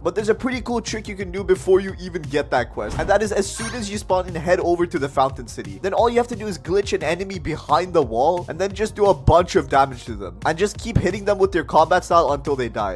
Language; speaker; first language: English; native; English